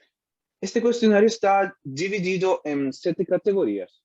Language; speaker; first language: Portuguese; non-native, learner; Spanish